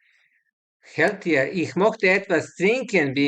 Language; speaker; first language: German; non-native, learner; Serbian